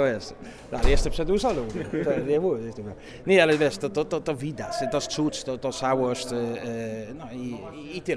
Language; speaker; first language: Polish; non-native, fluent; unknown